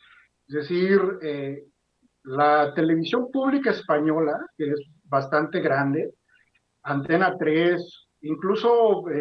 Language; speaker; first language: Spanish; native; Spanish